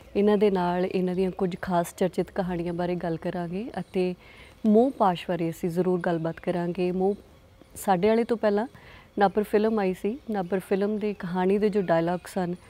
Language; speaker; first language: Punjabi; native; Punjabi